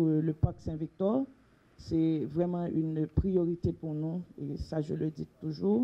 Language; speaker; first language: French; non-native, local second language; Haitian Creole